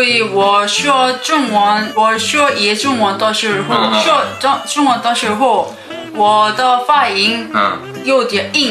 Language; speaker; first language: Chinese; non-native, learner; Korean